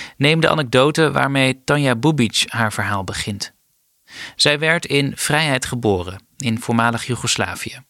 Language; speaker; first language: Dutch; native; Dutch